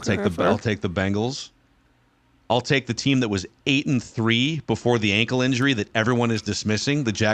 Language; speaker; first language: English; native; English